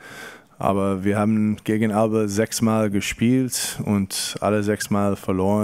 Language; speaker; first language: German; non-native, fluent; English